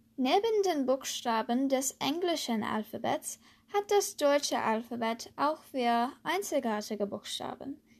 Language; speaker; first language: German; non-native, learner; English